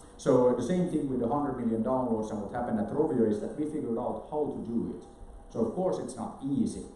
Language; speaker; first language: English; non-native, fluent; Finnish